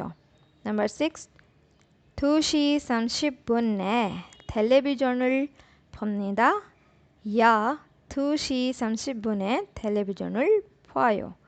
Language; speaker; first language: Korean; non-native, learner; Urdu